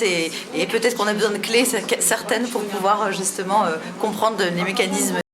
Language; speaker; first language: French; native; French